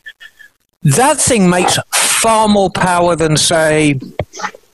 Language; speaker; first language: English; native; English